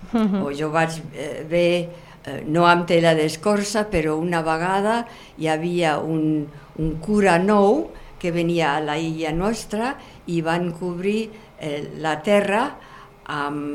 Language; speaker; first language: Catalan; non-native, fluent; German